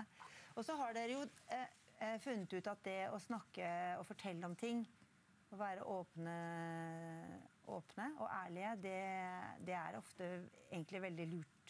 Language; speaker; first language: Norwegian; native; Norwegian